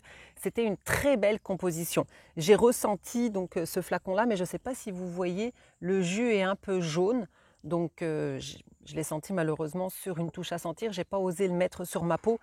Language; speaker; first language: French; native; French